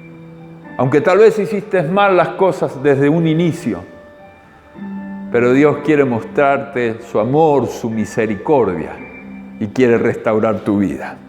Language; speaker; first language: Spanish; native; Spanish